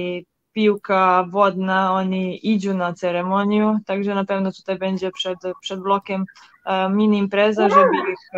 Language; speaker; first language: Polish; non-native, learner; Serbian